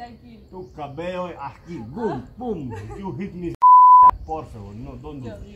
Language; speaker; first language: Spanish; non-native, learner; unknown